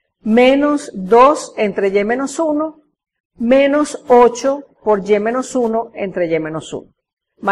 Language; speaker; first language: Spanish; native; Spanish